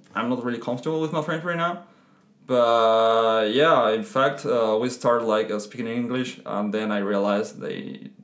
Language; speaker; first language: English; non-native, fluent; Spanish